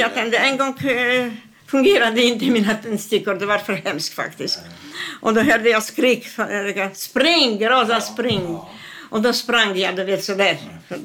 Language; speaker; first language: Swedish; non-native, fluent; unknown